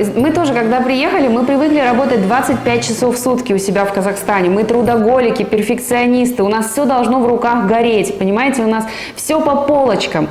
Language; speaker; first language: Russian; native; Russian